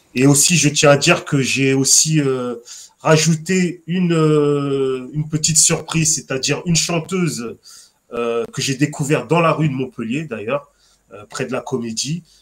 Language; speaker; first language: French; native; French